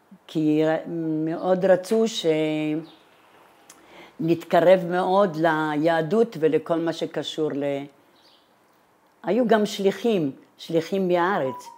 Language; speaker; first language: Hebrew; non-native, fluent; Italian